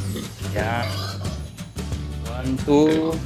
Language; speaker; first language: Filipino; native; Filipino